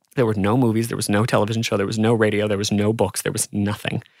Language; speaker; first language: English; native; English